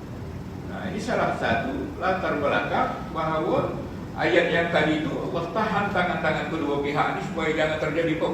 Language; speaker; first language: Malay; native; Malay